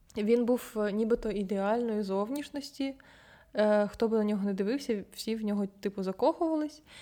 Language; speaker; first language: Ukrainian; non-native, local second language; Russian